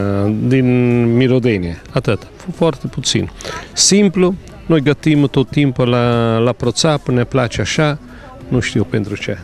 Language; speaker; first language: Romanian; non-native, learner; Italian